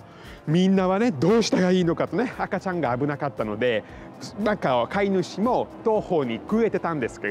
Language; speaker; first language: Japanese; non-native, fluent; Italian